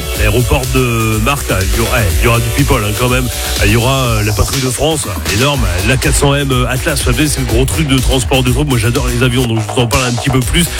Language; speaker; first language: French; native; French